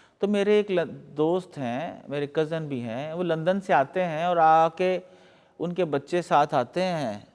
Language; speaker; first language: Urdu; native; Urdu